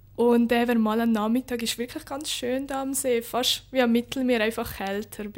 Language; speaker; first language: German; early bilingual, other home language; Bosnian